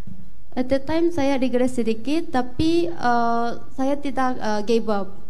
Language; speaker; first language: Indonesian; non-native, fluent; Korean